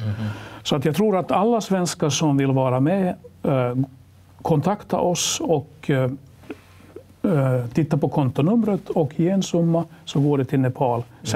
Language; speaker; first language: Swedish; non-native, local second language; Finnish